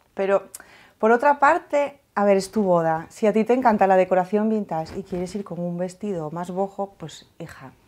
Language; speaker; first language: Spanish; native; Spanish